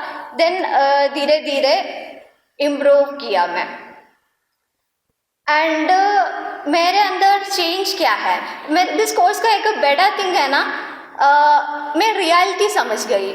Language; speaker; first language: Hindi; non-native, local second language; Malayalam